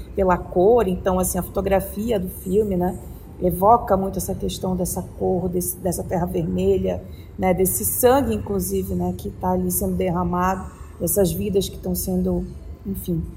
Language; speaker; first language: Portuguese; native; Portuguese